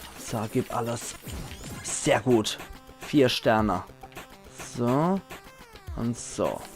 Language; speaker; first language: German; native; German